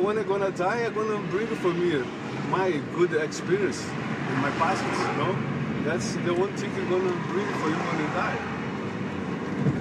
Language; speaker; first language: English; non-native, learner; Portuguese